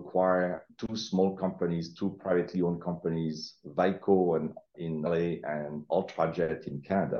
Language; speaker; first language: English; non-native, fluent; French